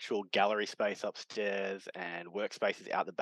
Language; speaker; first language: English; native; English